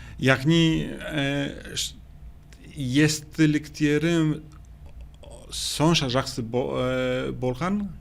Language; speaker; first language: Kazakh; non-native, fluent; Polish